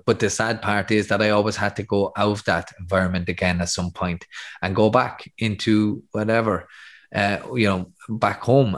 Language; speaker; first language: English; native; English